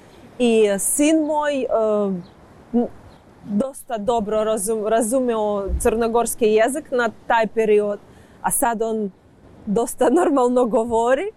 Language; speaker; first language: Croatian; non-native, learner; Ukrainian